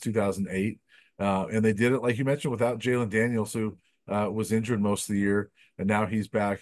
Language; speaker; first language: English; native; English